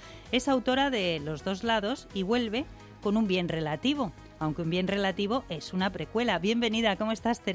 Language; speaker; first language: Spanish; native; Spanish